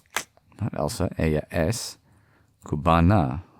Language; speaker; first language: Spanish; non-native, learner; English